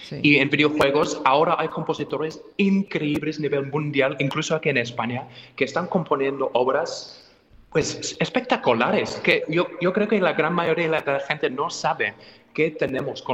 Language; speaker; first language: Spanish; non-native, fluent; English